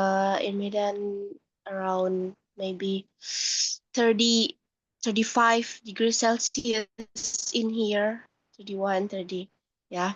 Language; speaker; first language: English; non-native, learner; Indonesian